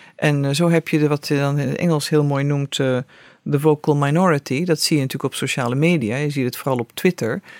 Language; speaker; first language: Dutch; native; Dutch